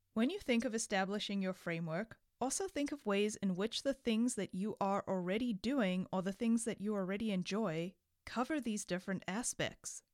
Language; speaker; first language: English; native; English